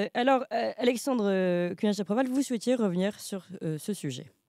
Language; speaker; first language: French; native; French